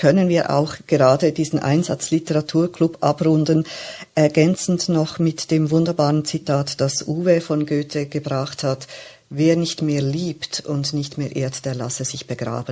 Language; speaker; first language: German; native; German